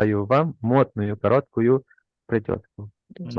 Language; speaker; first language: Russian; non-native, fluent; Indonesian